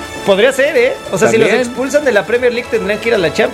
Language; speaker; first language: Spanish; native; Spanish